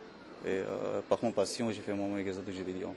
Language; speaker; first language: French; non-native, fluent; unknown